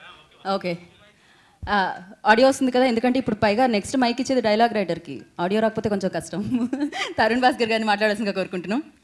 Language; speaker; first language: Telugu; native; Telugu